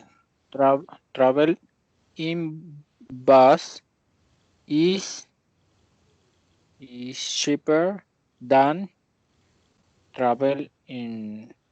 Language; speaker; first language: English; non-native, learner; Spanish